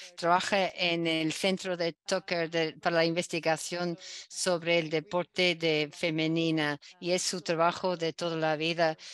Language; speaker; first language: Spanish; non-native, learner; Dutch